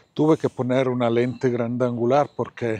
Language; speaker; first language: Spanish; non-native, fluent; Italian